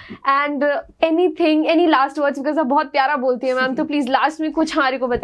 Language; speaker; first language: Hindi; native; Hindi